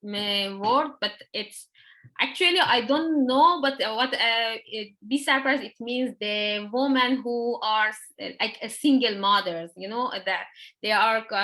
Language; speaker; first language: English; non-native, learner; Persian